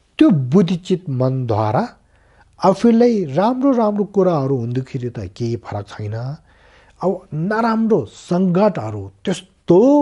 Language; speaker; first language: Nepali; non-native, local second language; Tibetan